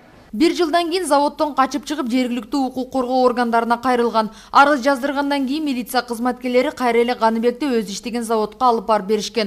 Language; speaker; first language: Kyrgyz; native; Kyrgyz